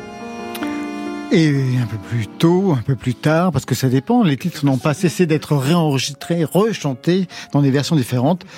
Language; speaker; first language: French; native; French